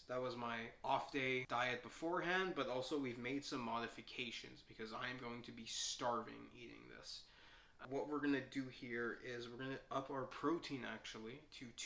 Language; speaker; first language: English; native; English